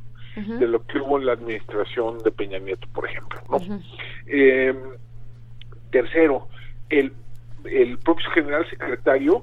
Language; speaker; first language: Spanish; native; Spanish